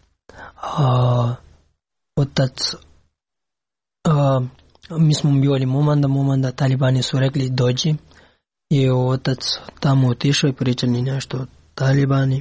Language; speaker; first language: Serbian; non-native, learner; Pashto